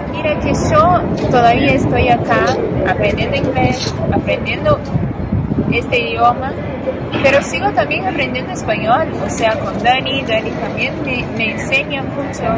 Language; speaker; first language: Spanish; non-native, fluent; Portuguese